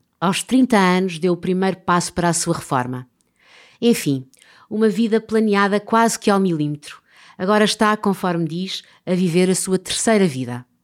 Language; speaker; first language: Portuguese; native; Portuguese